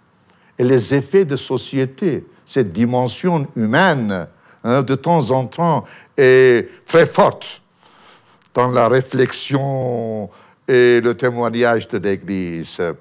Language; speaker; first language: French; non-native, fluent; Armenian